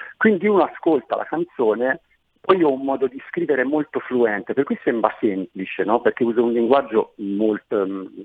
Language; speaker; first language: Italian; native; Italian